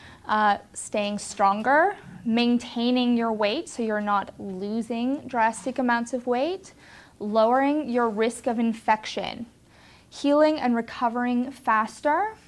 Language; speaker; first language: English; native; English